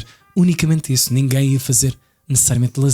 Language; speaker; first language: Portuguese; native; Portuguese